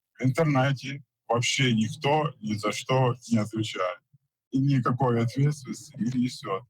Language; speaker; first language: Russian; native; Russian